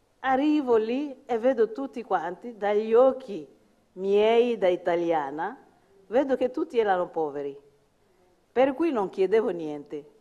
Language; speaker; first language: Italian; non-native, fluent; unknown